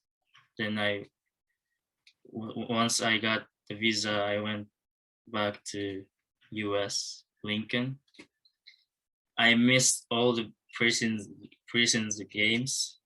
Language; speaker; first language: English; non-native, learner; Japanese